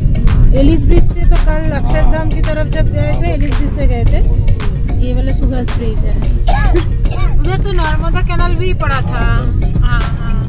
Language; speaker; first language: Hindi; non-native, local second language; Bangla